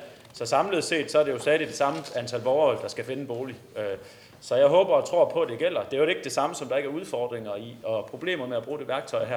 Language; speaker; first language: Danish; native; Danish